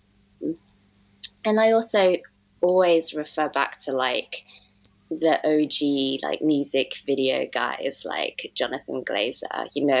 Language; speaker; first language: English; native; English